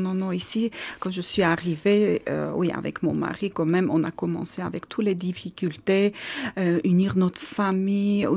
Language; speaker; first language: French; non-native, learner; Armenian